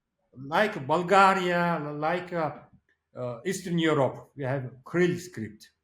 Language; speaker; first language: English; non-native, learner; Mongolian